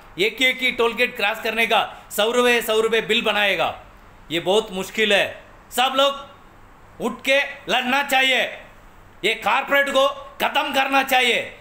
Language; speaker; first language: Hindi; non-native, local second language; Tamil